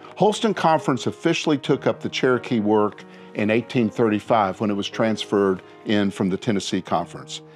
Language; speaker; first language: English; native; English